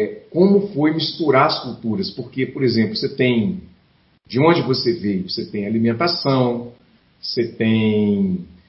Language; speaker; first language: Portuguese; native; Portuguese